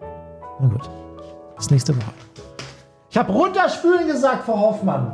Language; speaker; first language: German; native; German